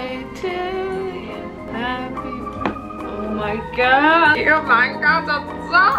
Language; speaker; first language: Korean; non-native, fluent; English